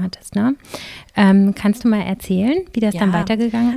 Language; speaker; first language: German; native; German